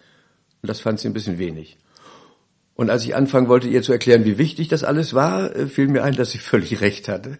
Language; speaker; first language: German; native; German